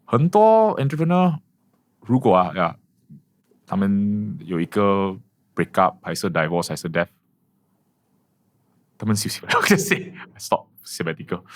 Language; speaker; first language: Chinese; non-native, local second language; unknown